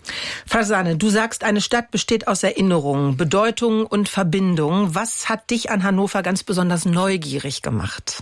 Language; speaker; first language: German; native; German